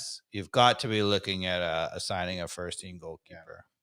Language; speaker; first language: English; native; English